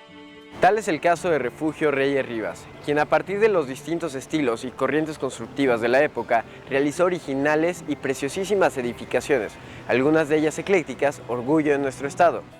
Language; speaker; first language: Spanish; native; Spanish